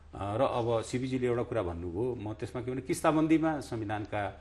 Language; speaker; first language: Nepali; non-native, local second language; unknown